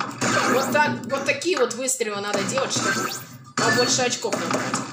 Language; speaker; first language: Russian; native; Russian